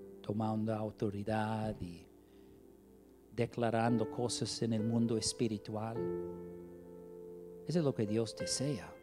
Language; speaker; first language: Spanish; non-native, fluent; English